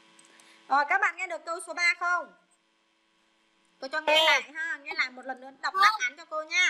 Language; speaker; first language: Vietnamese; native; Vietnamese